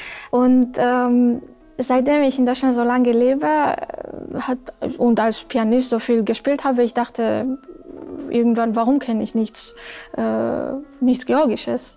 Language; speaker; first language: German; non-native, fluent; Georgian